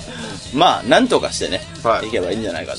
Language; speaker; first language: Japanese; native; Japanese